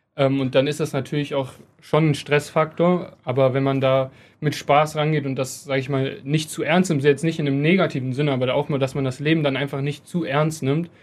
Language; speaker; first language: German; native; German